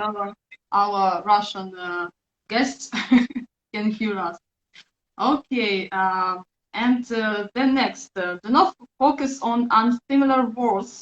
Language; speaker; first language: English; non-native, learner; Russian